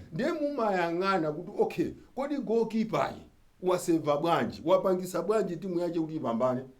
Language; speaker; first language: Nyanja; native; Nyanja